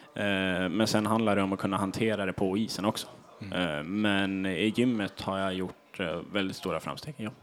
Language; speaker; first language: Swedish; native; Swedish